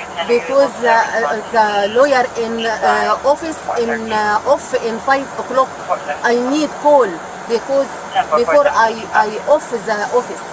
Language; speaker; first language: English; non-native, learner; Arabic